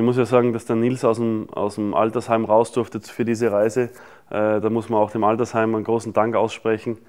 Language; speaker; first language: German; native; German